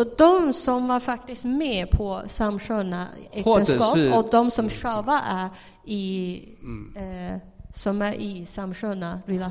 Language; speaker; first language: Swedish; non-native, fluent; Chinese